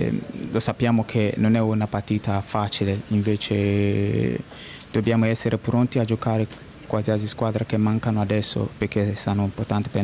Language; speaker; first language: Italian; non-native, fluent; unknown